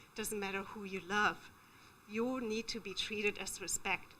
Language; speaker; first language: English; non-native, fluent; German